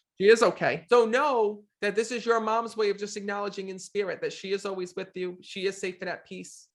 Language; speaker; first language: English; native; English